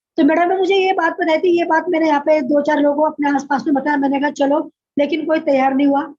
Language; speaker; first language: Hindi; native; Hindi